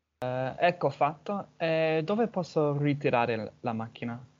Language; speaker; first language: Italian; non-native, learner; English